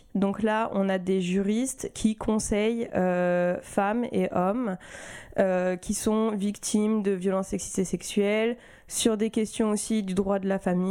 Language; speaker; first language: French; native; French